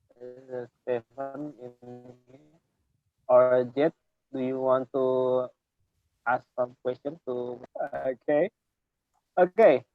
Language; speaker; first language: English; non-native, learner; Indonesian